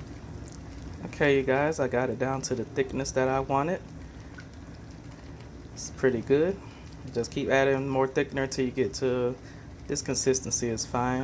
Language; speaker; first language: English; native; English